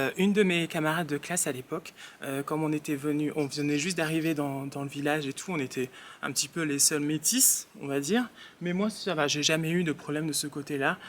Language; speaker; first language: French; early bilingual, other home language; Réunion Creole French